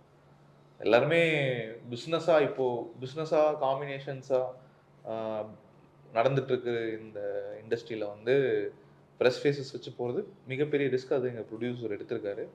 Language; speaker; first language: Tamil; native; Tamil